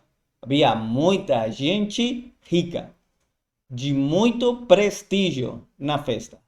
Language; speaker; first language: Portuguese; non-native, fluent; Spanish